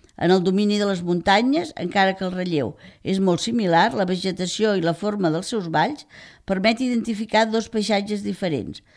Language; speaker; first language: Catalan; native; Catalan